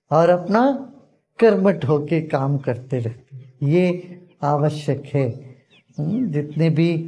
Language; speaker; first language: Hindi; non-native, local second language; Tamil